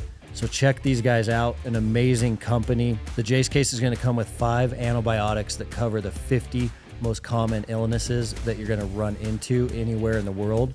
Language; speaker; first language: English; native; English